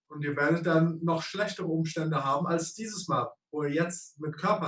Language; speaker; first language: German; native; German